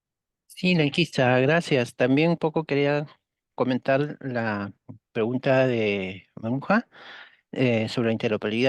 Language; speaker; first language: Spanish; native; Spanish